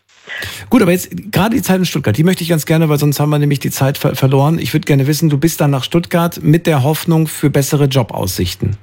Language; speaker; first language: German; native; German